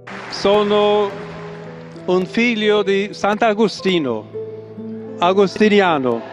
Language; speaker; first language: Italian; non-native, fluent; English